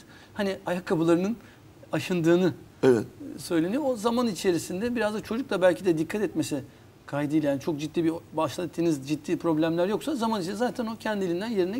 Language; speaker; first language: Turkish; native; Turkish